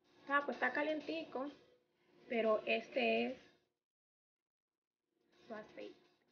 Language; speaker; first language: Spanish; early bilingual, heritage; Spanish